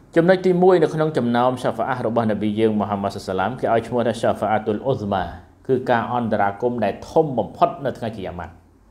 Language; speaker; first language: Khmer; non-native, local second language; Western Cham